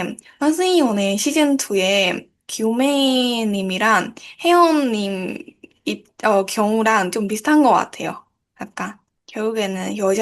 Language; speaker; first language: Korean; non-native, learner; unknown